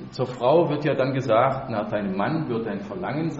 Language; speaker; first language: German; native; German